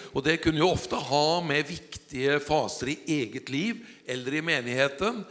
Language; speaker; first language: Norwegian; native; Norwegian